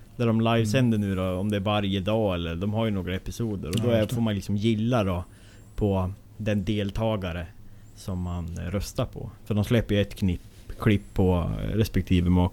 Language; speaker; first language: Swedish; native; Swedish